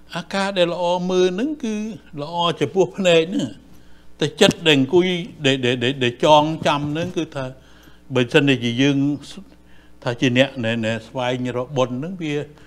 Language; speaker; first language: Khmer; native; Khmer